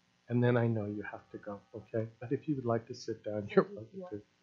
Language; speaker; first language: English; native; English